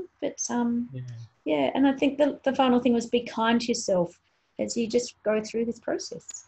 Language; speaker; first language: English; native; English